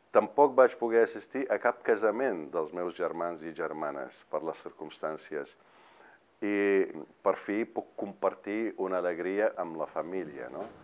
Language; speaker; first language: Catalan; non-native, fluent; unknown